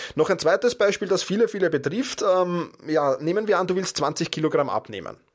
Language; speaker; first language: German; native; German